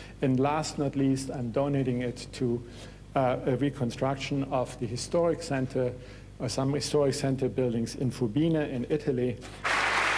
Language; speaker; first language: English; non-native, fluent; German